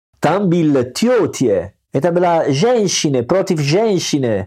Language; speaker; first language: Russian; non-native, learner; Italian